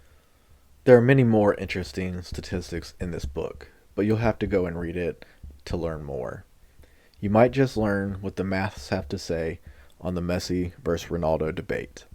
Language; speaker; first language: English; native; English